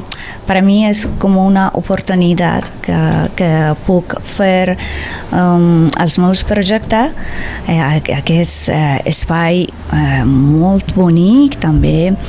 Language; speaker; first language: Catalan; non-native, learner; Persian